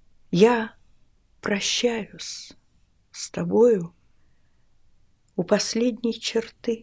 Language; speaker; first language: Russian; native; Russian